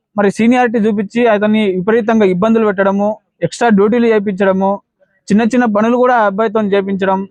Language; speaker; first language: Telugu; native; Telugu